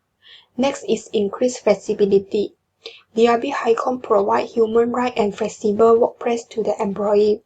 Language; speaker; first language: English; non-native, learner; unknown